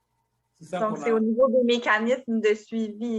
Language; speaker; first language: French; native; French